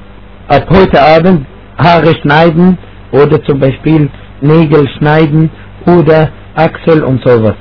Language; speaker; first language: German; non-native, fluent; Arabic